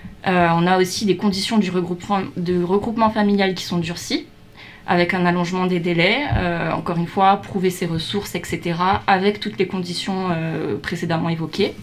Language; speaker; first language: French; native; French